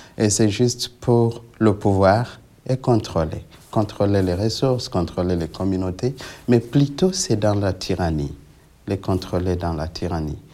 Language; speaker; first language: French; non-native, local second language; Swahili